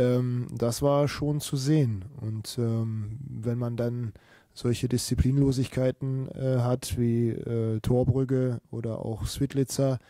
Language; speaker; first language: German; native; German